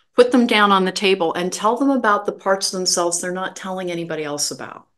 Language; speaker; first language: English; native; English